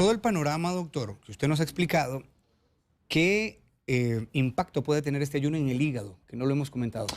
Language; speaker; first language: Spanish; native; Spanish